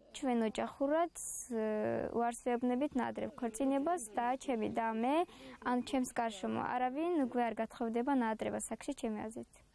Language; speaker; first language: Georgian; non-native, local second language; Azerbaijani